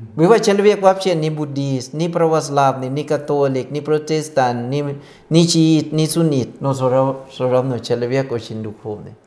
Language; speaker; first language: Russian; non-native, fluent; Thai